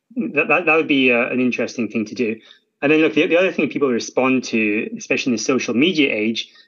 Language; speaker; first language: English; native; English